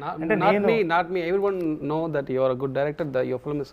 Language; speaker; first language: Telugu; non-native, learner; Tamil